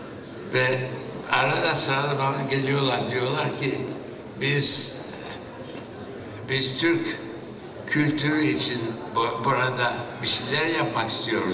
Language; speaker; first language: Turkish; early bilingual, heritage; Turkish